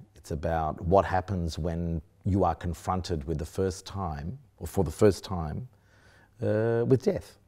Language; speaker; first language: English; native; English